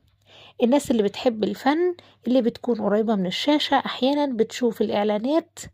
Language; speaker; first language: Arabic; native; Arabic